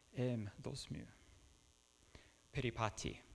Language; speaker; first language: Greek; non-native, fluent; English